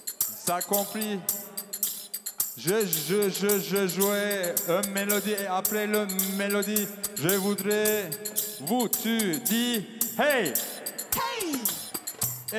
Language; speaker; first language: French; non-native, learner; Turkish